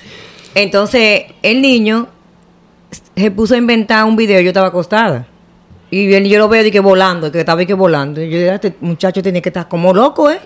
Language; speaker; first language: Spanish; native; Spanish